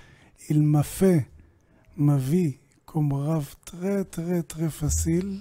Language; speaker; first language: French; non-native, learner; Hebrew